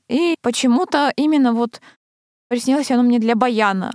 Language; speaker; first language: Russian; native; Russian